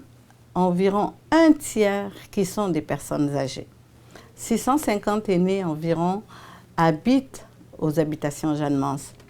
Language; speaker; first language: French; native; French